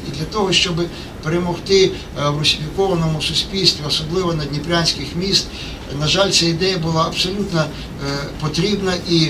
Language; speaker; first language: Ukrainian; native; Ukrainian